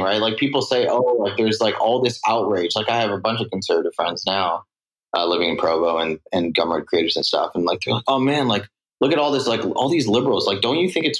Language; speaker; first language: English; native; English